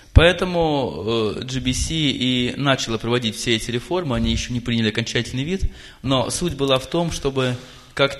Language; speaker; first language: Russian; native; Russian